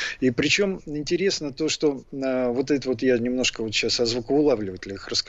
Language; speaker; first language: Russian; native; Russian